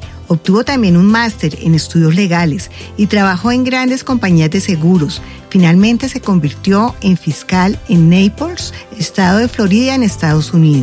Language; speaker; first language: Spanish; native; Spanish